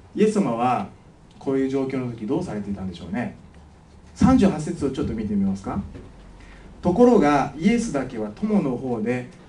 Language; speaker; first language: Japanese; native; Japanese